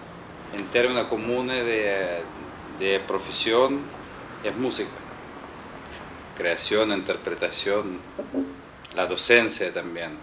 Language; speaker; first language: Spanish; non-native, fluent; Russian